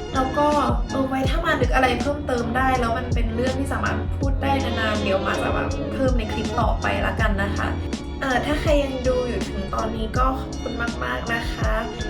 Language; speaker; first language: Thai; native; Thai